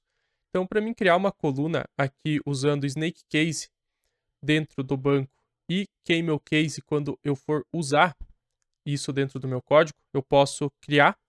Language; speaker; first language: Portuguese; native; Portuguese